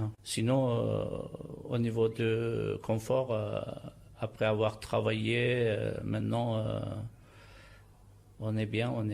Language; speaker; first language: French; non-native, fluent; Turkish